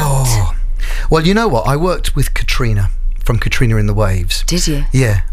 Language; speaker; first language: English; native; English